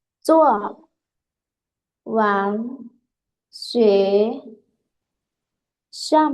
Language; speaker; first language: Chinese; non-native, learner; Lao